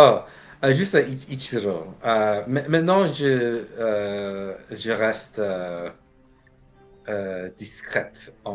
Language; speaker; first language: French; non-native, fluent; English